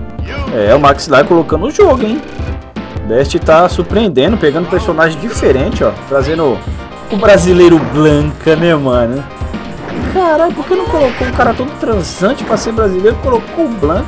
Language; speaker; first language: Portuguese; native; Portuguese